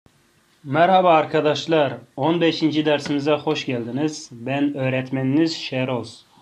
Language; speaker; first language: Turkish; non-native, fluent; Tajik